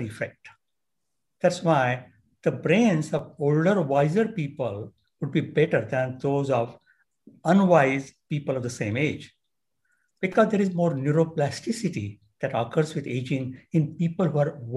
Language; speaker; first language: English; non-native, local second language; Marathi